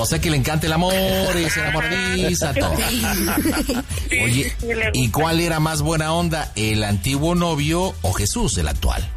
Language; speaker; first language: Spanish; native; Spanish